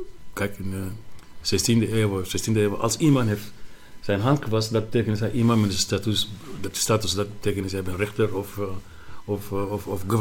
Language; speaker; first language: Dutch; non-native, learner; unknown